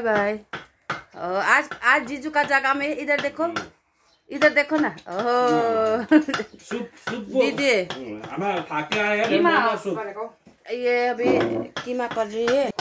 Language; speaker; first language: Hindi; non-native, local second language; Nepali